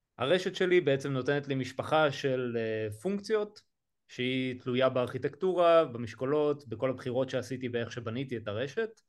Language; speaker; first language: Hebrew; native; Hebrew